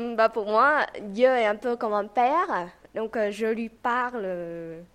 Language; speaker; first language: French; non-native, fluent; Vietnamese